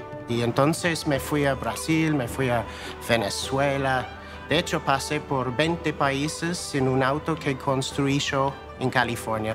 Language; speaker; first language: Spanish; non-native, fluent; English